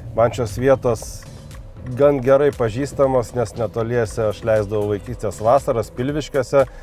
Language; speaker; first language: Lithuanian; native; Lithuanian